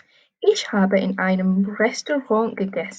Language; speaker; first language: German; non-native, fluent; English